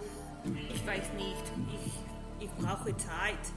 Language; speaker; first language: German; non-native, learner; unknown